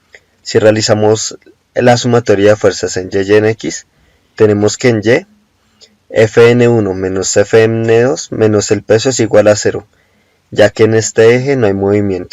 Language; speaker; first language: Spanish; native; Spanish